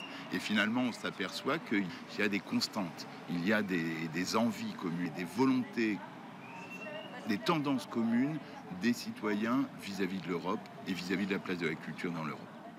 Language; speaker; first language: French; native; French